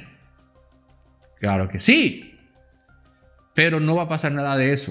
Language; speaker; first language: Spanish; native; Spanish